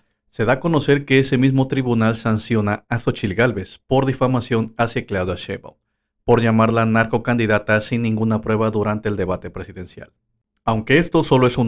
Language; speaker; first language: Spanish; native; Spanish